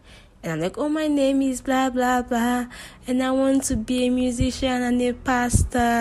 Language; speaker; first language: English; non-native, local second language; Yoruba